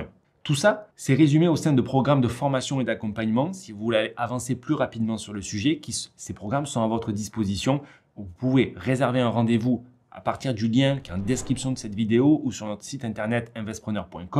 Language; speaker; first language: French; native; French